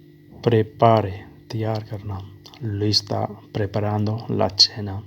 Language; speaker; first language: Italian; non-native, learner; Urdu